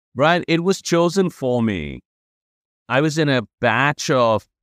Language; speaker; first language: English; non-native, local second language; Hindi